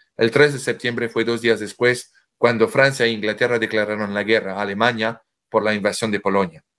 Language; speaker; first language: Spanish; non-native, fluent; French